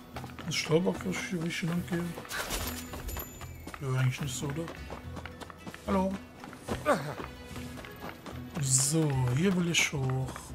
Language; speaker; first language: German; native; German